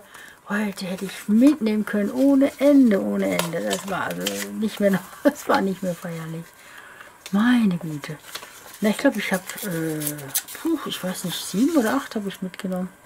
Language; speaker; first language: German; native; German